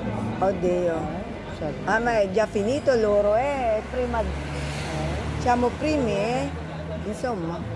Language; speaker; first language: Italian; non-native, learner; Filipino